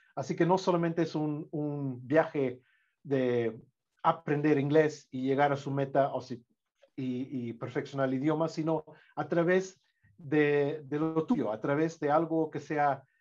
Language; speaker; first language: Spanish; non-native, fluent; English